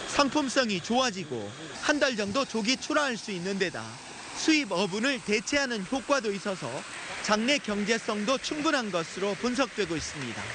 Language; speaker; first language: Korean; native; Korean